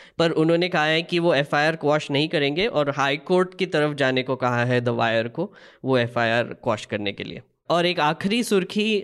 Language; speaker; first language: Hindi; non-native, local second language; Marathi